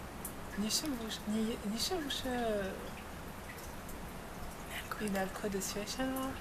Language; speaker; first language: Chinese; non-native, learner; French